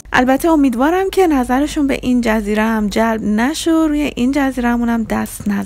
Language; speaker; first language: Persian; native; Persian